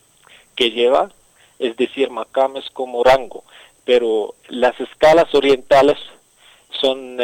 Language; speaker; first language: Spanish; non-native, fluent; Arabic